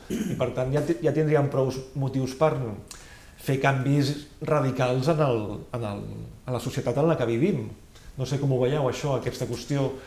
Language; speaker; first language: Catalan; native; Catalan